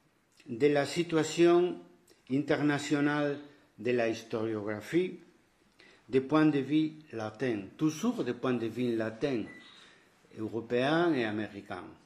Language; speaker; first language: French; non-native, fluent; Spanish